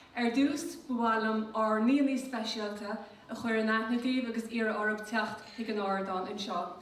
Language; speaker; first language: Irish; native; Irish